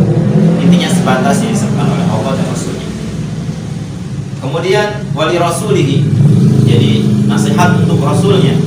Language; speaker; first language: Indonesian; native; Indonesian